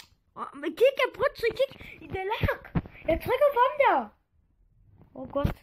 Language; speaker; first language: Danish; early bilingual, other home language; Turkish